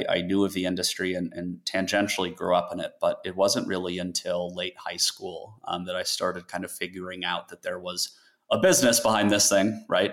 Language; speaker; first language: English; native; English